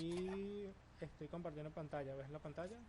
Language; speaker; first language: Spanish; native; Spanish